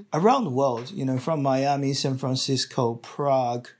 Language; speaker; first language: English; non-native, fluent; Chinese